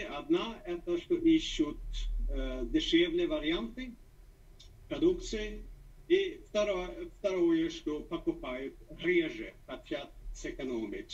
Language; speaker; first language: Russian; non-native, fluent; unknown